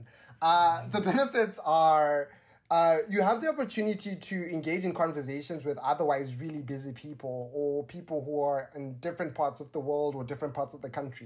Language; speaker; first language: English; non-native, local second language; Shona